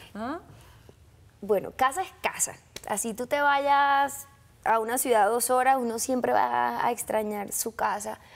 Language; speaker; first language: Spanish; native; Spanish